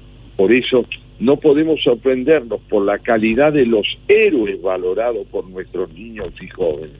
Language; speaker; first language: Spanish; native; Spanish